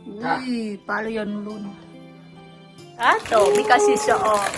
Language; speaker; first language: Finnish; non-native, learner; Thai